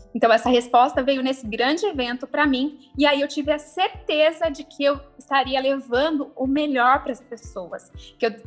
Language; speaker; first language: Portuguese; native; Portuguese